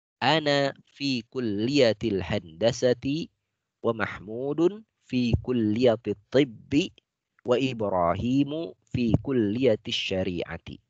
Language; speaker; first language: Arabic; non-native, fluent; Indonesian